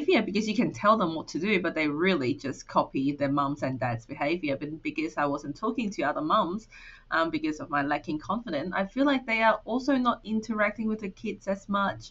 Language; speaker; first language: English; non-native, local second language; Cantonese